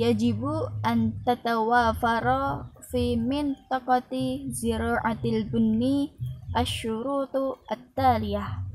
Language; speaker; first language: Arabic; non-native, learner; Indonesian